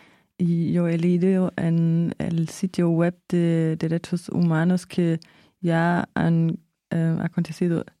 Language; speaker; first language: Spanish; non-native, fluent; German